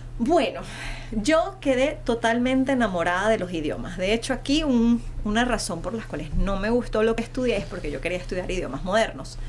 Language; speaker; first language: Spanish; early bilingual, heritage; Spanish